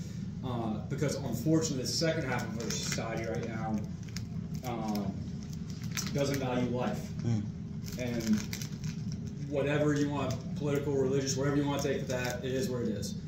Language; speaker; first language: English; native; English